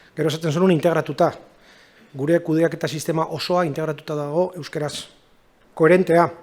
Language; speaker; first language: Basque; native; Basque